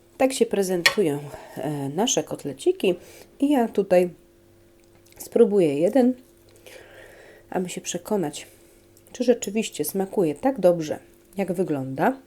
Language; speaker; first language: Polish; native; Polish